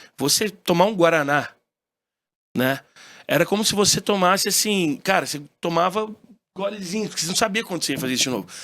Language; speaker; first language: Portuguese; early bilingual, heritage; Portuguese